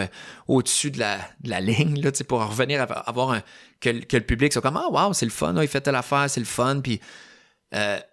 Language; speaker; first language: French; native; French